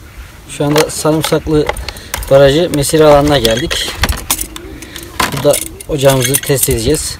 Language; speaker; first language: Turkish; native; Turkish